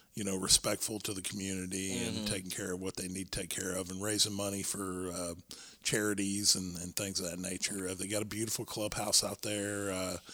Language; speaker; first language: English; native; English